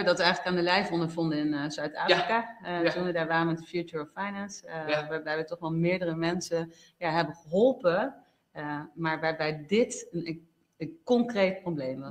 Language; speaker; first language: Dutch; native; Dutch